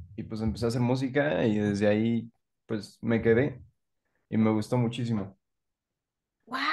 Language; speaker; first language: Spanish; native; Spanish